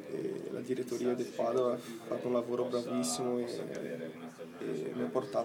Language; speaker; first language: Italian; non-native, learner; Portuguese